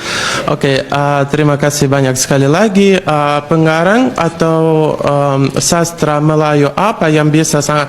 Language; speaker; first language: Indonesian; non-native, fluent; Russian